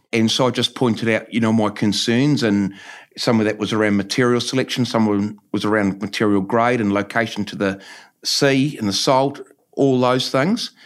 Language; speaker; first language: English; native; English